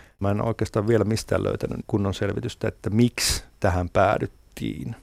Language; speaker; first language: Finnish; native; Finnish